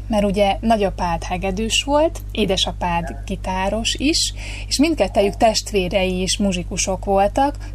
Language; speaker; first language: Hungarian; native; Hungarian